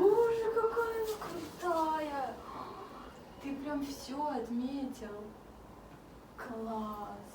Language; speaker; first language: Russian; native; Russian